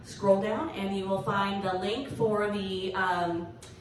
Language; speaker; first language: English; native; English